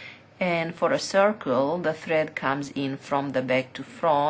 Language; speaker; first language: English; non-native, fluent; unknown